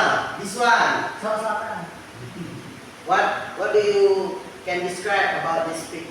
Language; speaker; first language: English; non-native, learner; Indonesian